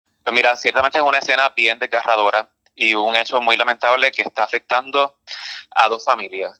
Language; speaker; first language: Spanish; native; Spanish